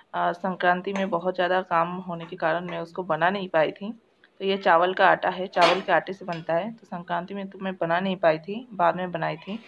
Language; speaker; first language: Hindi; non-native, local second language; Bangla